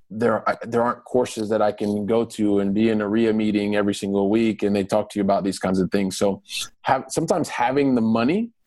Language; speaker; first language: English; native; English